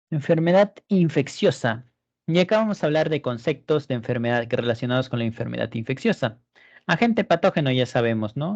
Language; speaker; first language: Spanish; native; Spanish